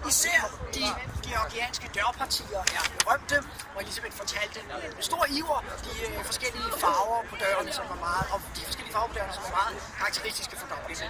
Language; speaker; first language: Danish; native; Danish